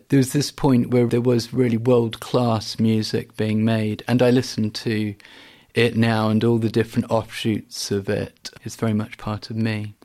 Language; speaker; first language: English; native; English